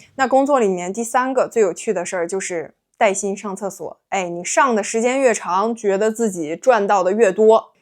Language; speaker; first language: Chinese; native; Chinese